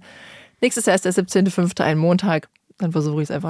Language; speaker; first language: German; native; German